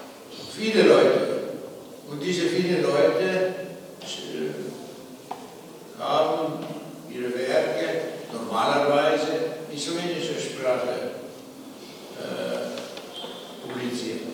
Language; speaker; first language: German; non-native, fluent; Slovenian